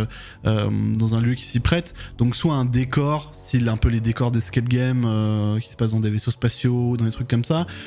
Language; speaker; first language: French; native; French